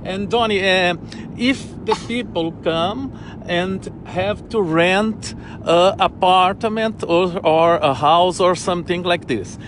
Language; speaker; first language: English; non-native, learner; Portuguese